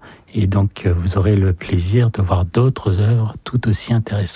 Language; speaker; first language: French; native; French